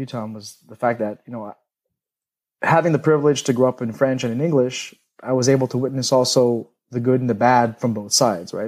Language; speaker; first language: English; native; English